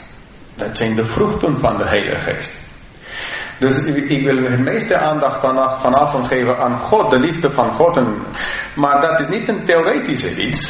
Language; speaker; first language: Dutch; non-native, fluent; English